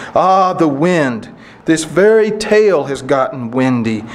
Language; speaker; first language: English; native; English